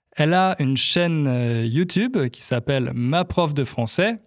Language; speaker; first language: French; native; French